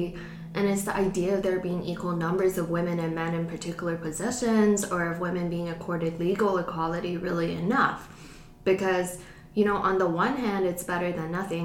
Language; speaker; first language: English; non-native, local second language; Cantonese